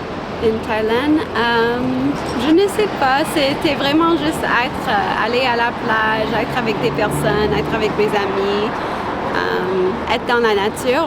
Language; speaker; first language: French; early bilingual, other home language; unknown